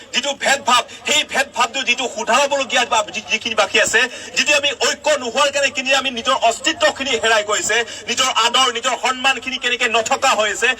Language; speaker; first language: Assamese; non-native, local second language; Karbi